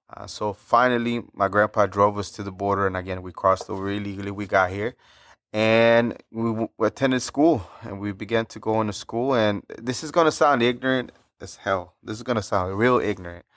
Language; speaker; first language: English; early bilingual, other home language; Spanish